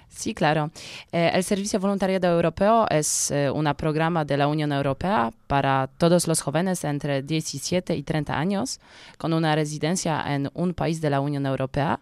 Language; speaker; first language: Spanish; non-native, learner; Polish